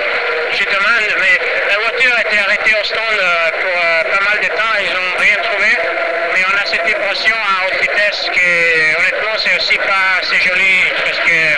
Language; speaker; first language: French; non-native, fluent; Italian